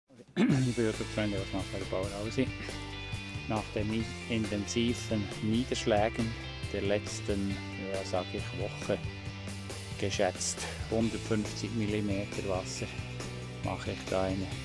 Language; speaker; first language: German; native; German